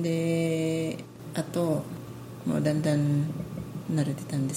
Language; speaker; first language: Japanese; non-native, learner; Filipino